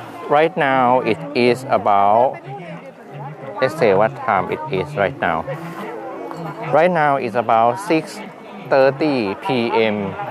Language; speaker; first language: English; non-native, fluent; Thai